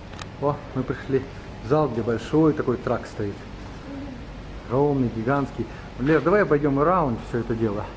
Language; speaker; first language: Russian; native; Russian